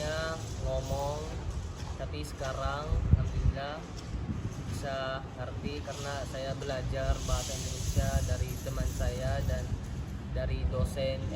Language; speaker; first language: Indonesian; non-native, learner; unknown